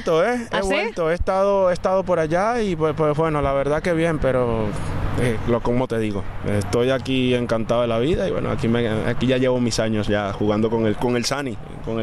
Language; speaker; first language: Spanish; native; Spanish